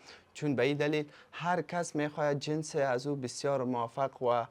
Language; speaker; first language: Persian; native; Persian